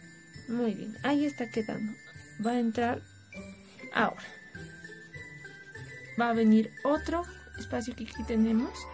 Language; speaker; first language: Spanish; native; Spanish